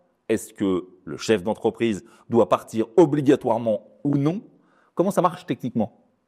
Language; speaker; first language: French; native; French